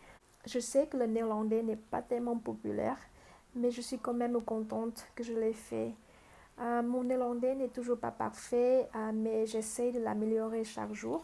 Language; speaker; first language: French; non-native, fluent; Vietnamese